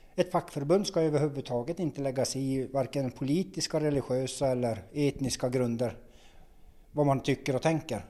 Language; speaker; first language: Swedish; native; Swedish